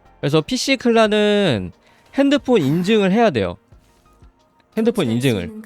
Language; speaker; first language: Korean; native; Korean